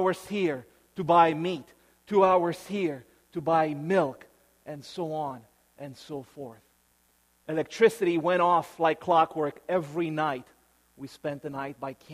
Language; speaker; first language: English; early bilingual, other home language; Romanian